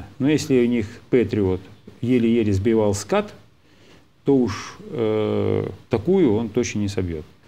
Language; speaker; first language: Russian; native; Russian